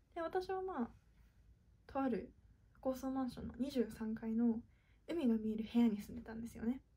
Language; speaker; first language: Japanese; native; Japanese